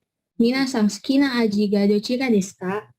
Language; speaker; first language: Japanese; non-native, learner; Indonesian